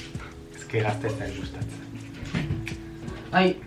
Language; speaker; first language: Basque; non-native, local second language; Spanish